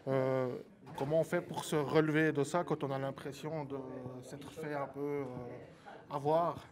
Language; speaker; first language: French; native; French